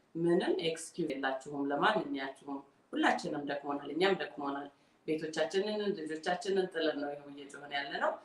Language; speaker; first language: Amharic; non-native, local second language; Tigrinya